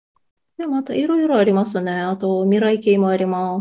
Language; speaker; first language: Japanese; non-native, fluent; Tatar